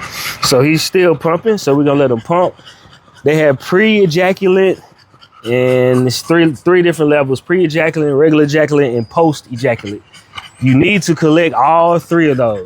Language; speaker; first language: English; native; English